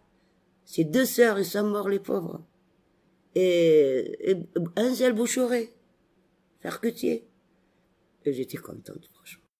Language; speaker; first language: French; non-native, local second language; Arabic